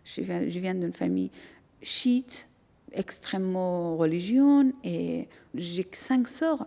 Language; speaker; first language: French; non-native, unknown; Persian